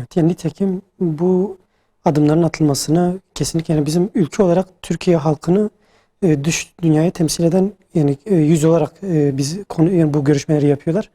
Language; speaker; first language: Turkish; native; Turkish